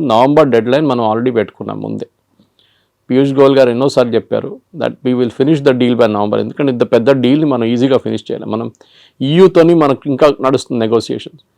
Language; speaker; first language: Telugu; non-native, local second language; Malayalam